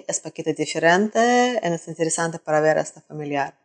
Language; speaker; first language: Spanish; non-native, learner; Russian